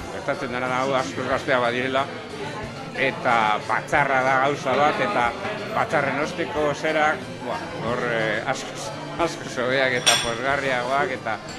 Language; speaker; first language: Basque; non-native, local second language; Spanish